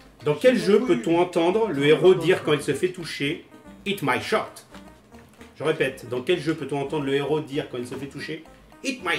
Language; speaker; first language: French; native; French